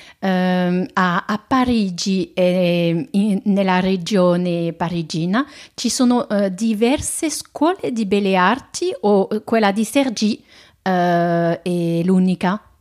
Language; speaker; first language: Italian; non-native, fluent; French